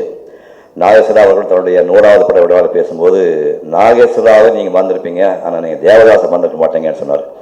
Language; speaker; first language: Tamil; native; Tamil